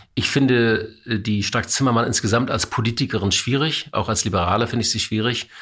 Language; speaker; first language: German; native; German